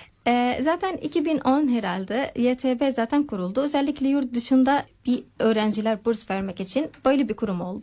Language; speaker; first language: Turkish; non-native, learner; Arabic